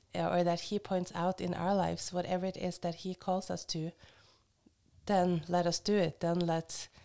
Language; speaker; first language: English; non-native, fluent; Norwegian